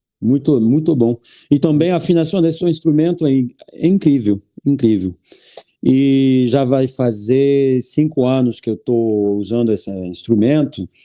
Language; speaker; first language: Portuguese; non-native, learner; French